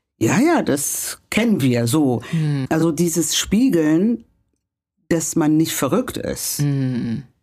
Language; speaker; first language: German; non-native, fluent; Kinyarwanda